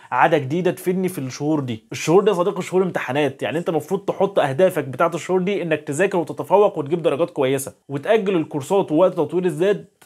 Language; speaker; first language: Arabic; native; Arabic